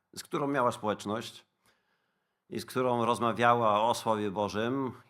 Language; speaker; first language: Polish; non-native, fluent; Dutch